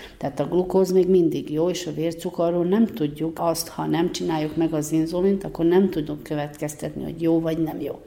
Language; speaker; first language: Hungarian; native; Hungarian